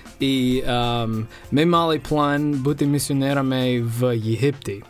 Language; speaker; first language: Ukrainian; non-native, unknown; English